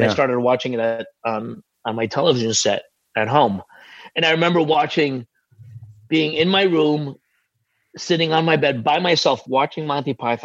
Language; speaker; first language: English; early bilingual, other home language; Spanish